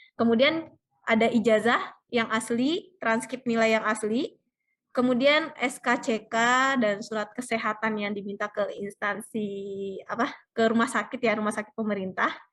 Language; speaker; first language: Indonesian; native; Indonesian